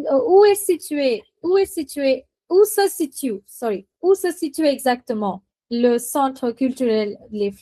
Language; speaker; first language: French; non-native, fluent; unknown